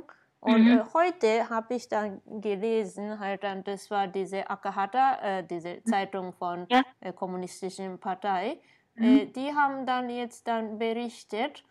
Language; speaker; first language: German; non-native, fluent; Japanese